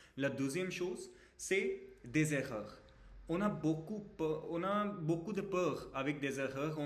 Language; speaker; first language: French; non-native, fluent; Hindi